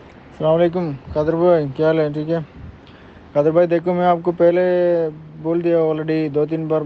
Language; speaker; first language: Hindi; non-native, learner; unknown